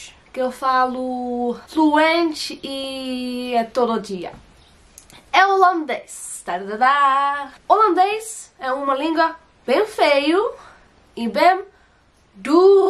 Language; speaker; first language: Portuguese; non-native, learner; Dutch